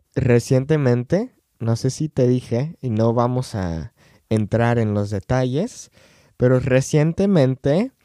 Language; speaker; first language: Spanish; non-native, fluent; English